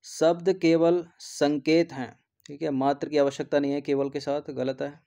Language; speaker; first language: Hindi; native; Hindi